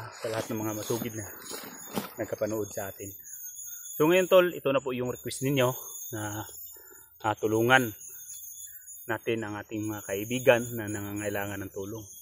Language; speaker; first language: Filipino; non-native, local second language; Cebuano